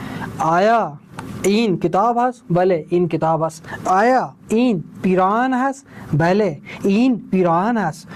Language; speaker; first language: Persian; non-native, fluent; Urdu